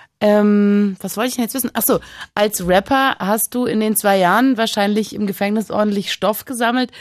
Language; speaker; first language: German; native; German